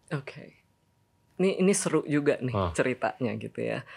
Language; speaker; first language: Indonesian; native; Indonesian